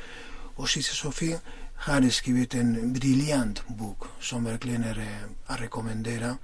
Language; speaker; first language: Swedish; non-native, fluent; Spanish